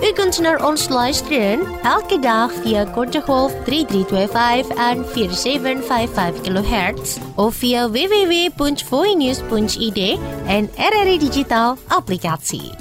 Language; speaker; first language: Dutch; non-native, fluent; Indonesian